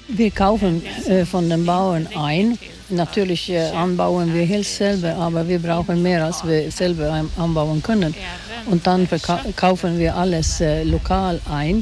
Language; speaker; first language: German; non-native, fluent; Swedish